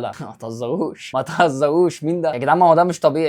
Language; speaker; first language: Arabic; native; Arabic